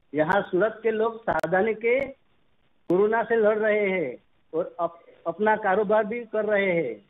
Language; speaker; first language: Hindi; non-native, local second language; Gujarati